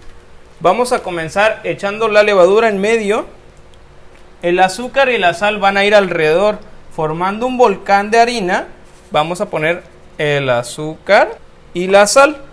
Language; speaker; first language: Spanish; native; Spanish